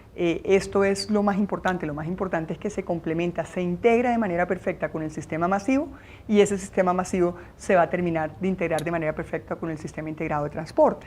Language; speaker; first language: Spanish; native; Spanish